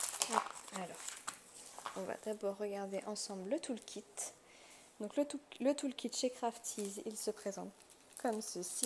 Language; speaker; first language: French; native; French